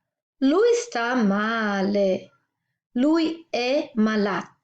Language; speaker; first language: Italian; non-native, fluent; English